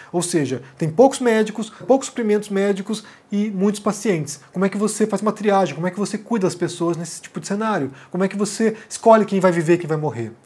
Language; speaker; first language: Portuguese; native; Portuguese